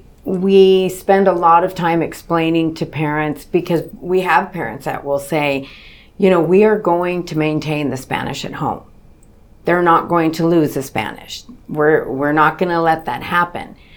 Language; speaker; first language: English; early bilingual, other home language; Spanish